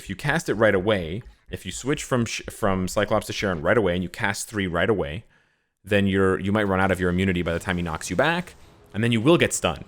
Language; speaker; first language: English; native; English